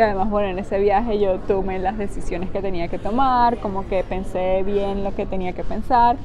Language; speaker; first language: Spanish; native; Spanish